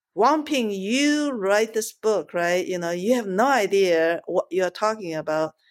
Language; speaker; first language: English; non-native, fluent; Chinese